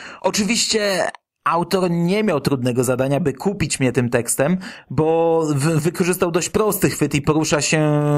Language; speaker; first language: Polish; native; Polish